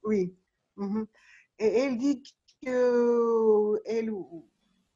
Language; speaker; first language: French; non-native, learner; Russian